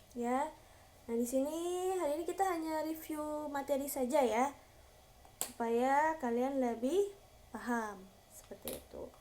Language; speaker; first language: Indonesian; native; Indonesian